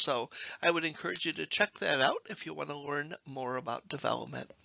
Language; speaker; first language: English; native; English